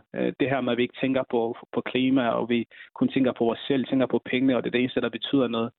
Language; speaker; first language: Danish; early bilingual, other home language; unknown